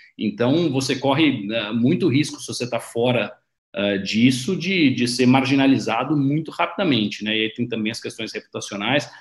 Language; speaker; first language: Portuguese; native; Portuguese